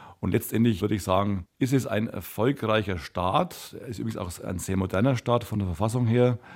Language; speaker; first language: German; native; German